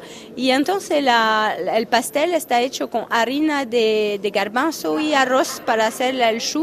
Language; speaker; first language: Spanish; non-native, fluent; French